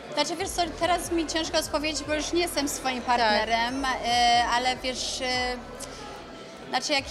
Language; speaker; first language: Polish; early bilingual, other home language; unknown